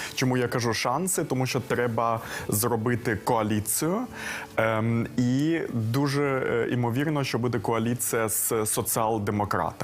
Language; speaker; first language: Ukrainian; non-native, local second language; Russian